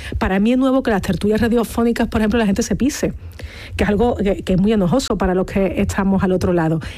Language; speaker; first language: Spanish; native; Spanish